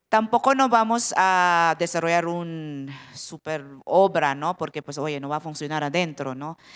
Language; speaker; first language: Spanish; non-native, fluent; Filipino